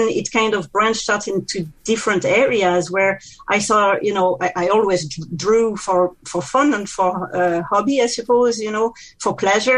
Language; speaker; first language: English; non-native, fluent; French